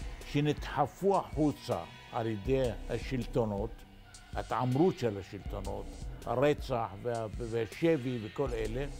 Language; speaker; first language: Hebrew; non-native, fluent; Arabic